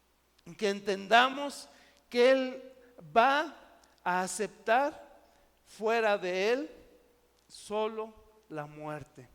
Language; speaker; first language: Spanish; native; Spanish